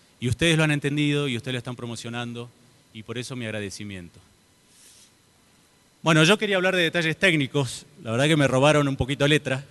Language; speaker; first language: Spanish; native; Spanish